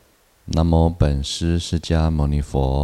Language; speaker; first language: Chinese; native; Chinese